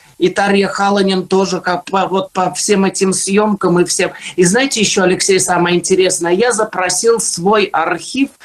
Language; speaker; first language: Russian; non-native, fluent; Finnish